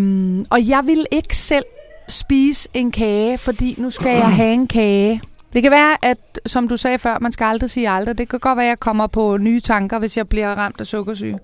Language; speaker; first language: Danish; native; Danish